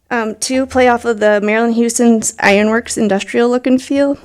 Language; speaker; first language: English; native; English